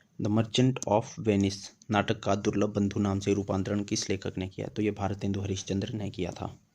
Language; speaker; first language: Hindi; native; Hindi